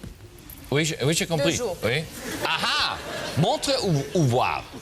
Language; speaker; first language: French; non-native, learner; German